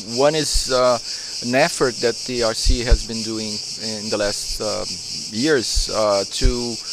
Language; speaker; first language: English; non-native, fluent; Portuguese